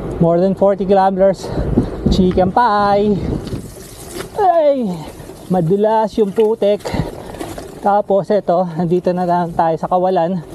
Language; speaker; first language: Filipino; native; Filipino